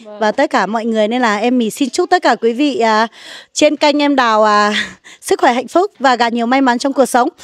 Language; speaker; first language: Vietnamese; non-native, local second language; Hmong